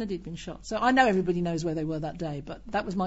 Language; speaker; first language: English; native; English